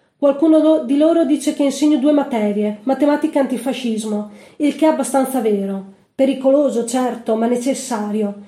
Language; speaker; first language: Italian; native; Italian